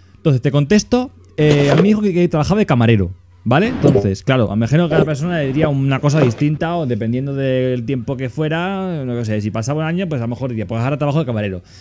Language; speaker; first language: Spanish; native; Spanish